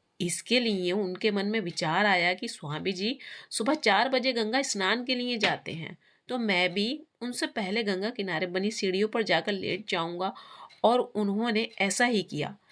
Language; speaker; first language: Hindi; native; Hindi